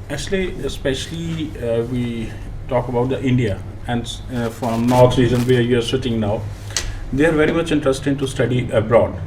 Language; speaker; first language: English; non-native, local second language; Punjabi